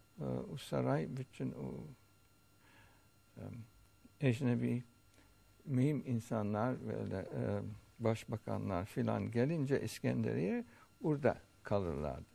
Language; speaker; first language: Turkish; early bilingual, heritage; Turkish